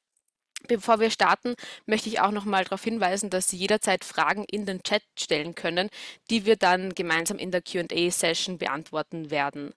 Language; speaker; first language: German; native; German